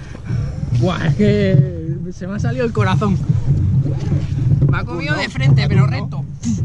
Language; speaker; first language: Spanish; native; Spanish